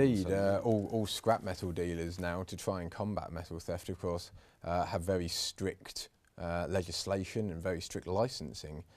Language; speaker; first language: English; native; English